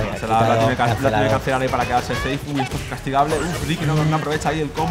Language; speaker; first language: Spanish; native; Spanish